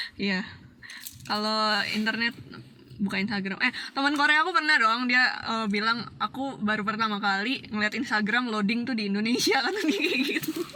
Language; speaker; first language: Indonesian; native; Indonesian